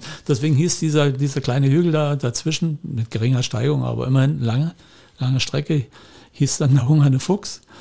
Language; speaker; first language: German; native; German